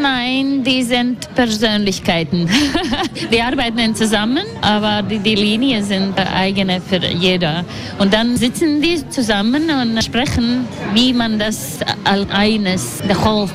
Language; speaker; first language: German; non-native, fluent; Latvian